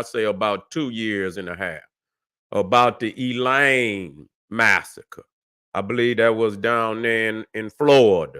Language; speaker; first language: English; native; English